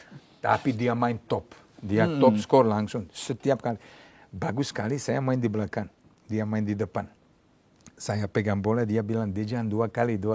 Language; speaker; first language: Indonesian; non-native, fluent; Serbian